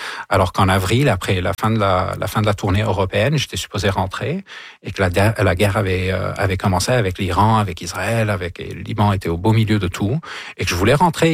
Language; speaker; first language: French; non-native, local second language; Arabic